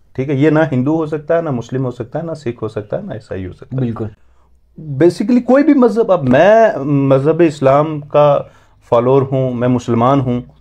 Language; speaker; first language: Hindi; native; Hindi